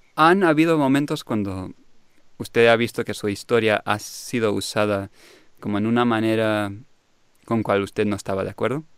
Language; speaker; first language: Spanish; early bilingual, heritage; Spanish